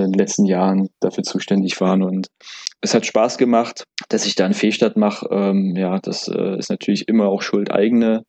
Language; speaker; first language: German; native; German